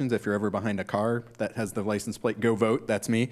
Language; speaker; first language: English; native; English